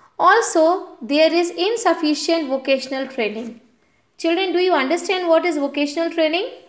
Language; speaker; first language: English; non-native, local second language; Hindi